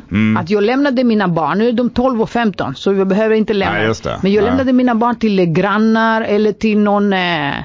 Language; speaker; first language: Swedish; non-native, fluent; Greek